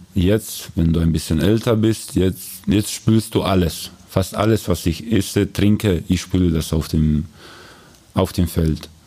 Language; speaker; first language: German; non-native, learner; Croatian